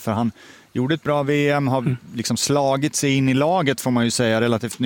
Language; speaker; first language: Swedish; native; Swedish